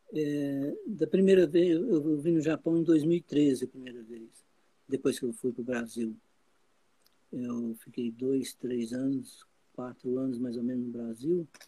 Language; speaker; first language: Portuguese; native; Portuguese